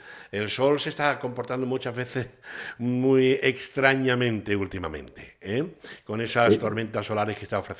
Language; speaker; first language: Spanish; native; Spanish